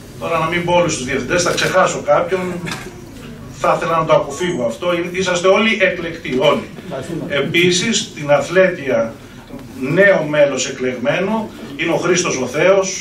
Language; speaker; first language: Greek; native; Greek